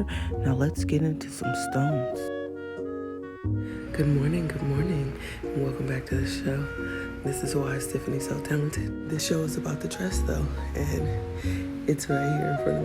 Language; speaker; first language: English; native; English